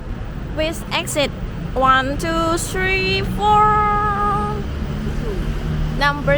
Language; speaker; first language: English; non-native, learner; Thai